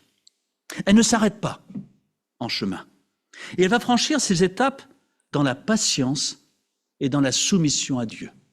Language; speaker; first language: French; native; French